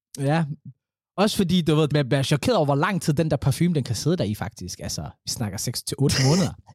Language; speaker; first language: Danish; early bilingual, other home language; Somali